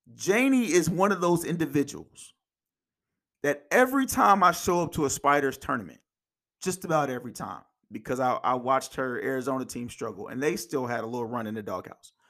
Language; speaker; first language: English; native; English